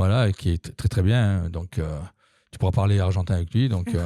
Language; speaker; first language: French; native; French